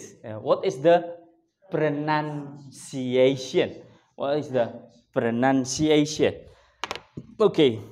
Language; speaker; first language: English; non-native, fluent; Indonesian